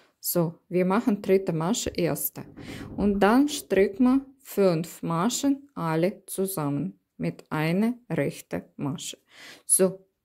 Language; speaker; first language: German; non-native, learner; Russian